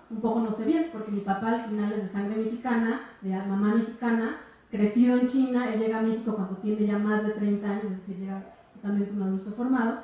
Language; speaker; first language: Spanish; native; Spanish